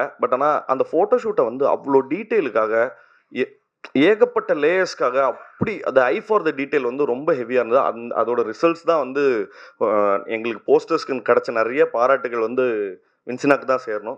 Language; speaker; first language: Tamil; native; Tamil